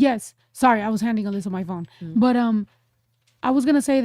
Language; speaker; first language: English; early bilingual, other home language; Spanish